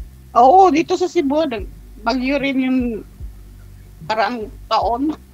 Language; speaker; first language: Filipino; non-native, local second language; Chavacano